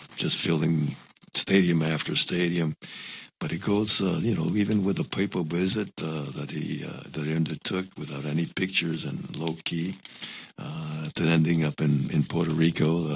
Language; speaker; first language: English; non-native, local second language; Spanish